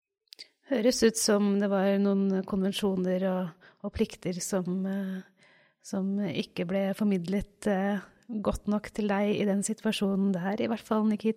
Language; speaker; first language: Norwegian; native; Norwegian